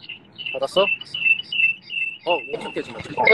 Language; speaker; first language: Korean; native; Korean